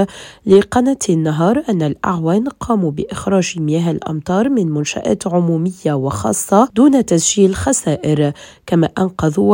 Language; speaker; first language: Arabic; native; Arabic